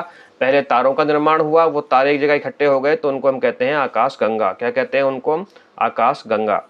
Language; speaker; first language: Hindi; native; Hindi